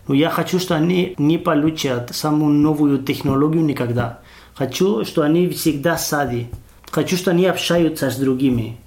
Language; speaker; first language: Russian; non-native, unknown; Spanish